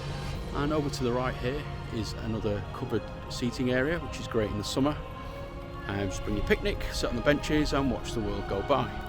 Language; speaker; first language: English; native; English